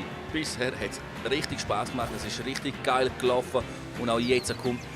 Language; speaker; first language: German; native; German